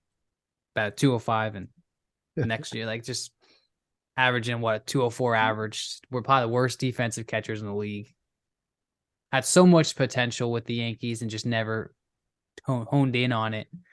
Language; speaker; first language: English; native; English